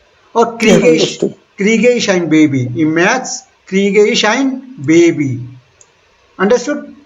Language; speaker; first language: German; non-native, fluent; Hindi